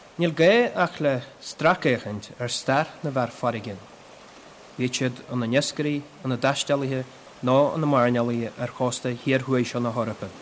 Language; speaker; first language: Irish; native; Irish